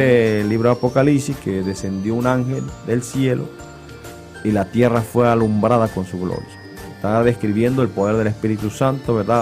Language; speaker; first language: Spanish; native; Spanish